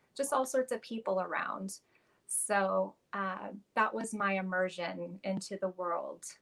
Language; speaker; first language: English; native; English